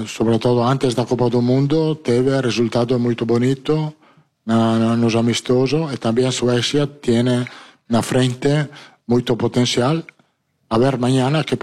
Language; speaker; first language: Portuguese; non-native, learner; Italian